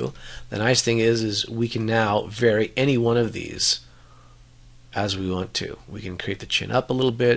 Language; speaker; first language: English; native; English